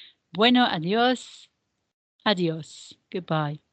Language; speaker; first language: Spanish; non-native, fluent; English